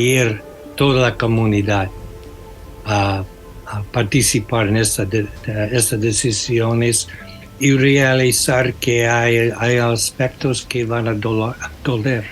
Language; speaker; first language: Spanish; non-native, fluent; English